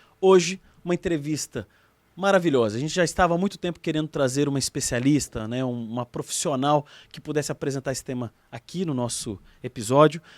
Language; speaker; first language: Portuguese; native; Portuguese